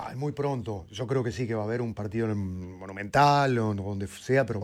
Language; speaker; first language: Spanish; native; Spanish